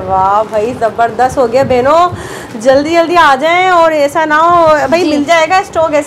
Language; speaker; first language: Urdu; native; Urdu